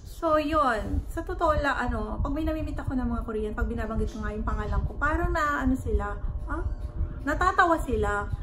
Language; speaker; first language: Filipino; native; Filipino